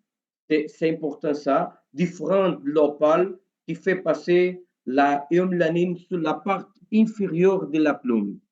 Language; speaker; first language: French; non-native, learner; Portuguese